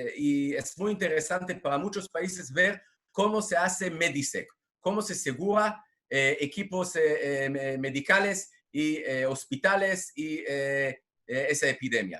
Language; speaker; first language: Spanish; non-native, fluent; Hebrew